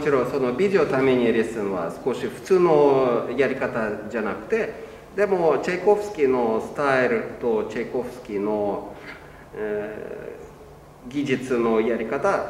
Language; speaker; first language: Japanese; non-native, learner; Russian